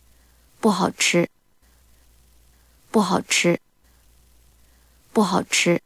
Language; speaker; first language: Chinese; non-native, learner; Korean